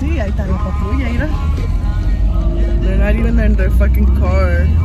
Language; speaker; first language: English; early bilingual, other home language; Spanish